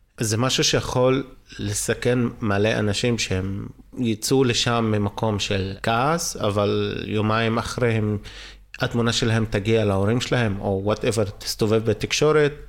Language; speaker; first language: Hebrew; non-native, local second language; Arabic